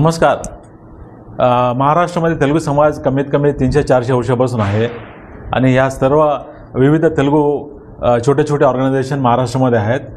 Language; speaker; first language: Marathi; non-native, local second language; Telugu